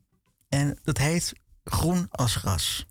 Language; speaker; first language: Dutch; native; Dutch